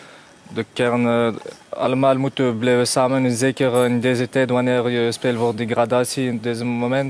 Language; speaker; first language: Dutch; non-native, fluent; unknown